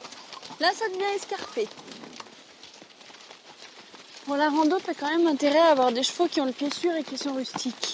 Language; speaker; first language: French; native; French